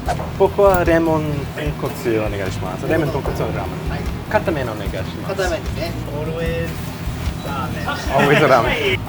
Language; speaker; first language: Japanese; non-native, learner; English